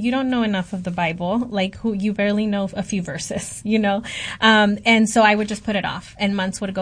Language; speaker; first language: English; early bilingual, other home language; Spanish